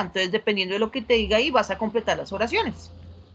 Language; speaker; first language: Spanish; native; Spanish